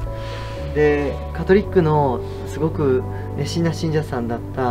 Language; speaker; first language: Japanese; native; Japanese